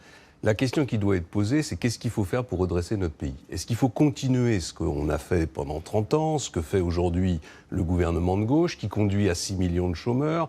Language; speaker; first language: French; native; French